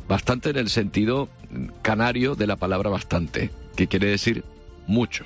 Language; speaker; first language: Spanish; native; Spanish